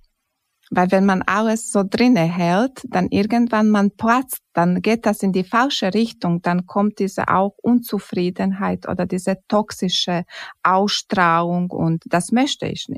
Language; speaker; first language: German; non-native, fluent; Croatian